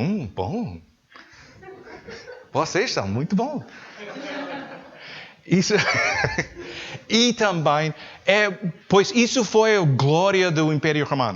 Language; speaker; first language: Portuguese; non-native, learner; English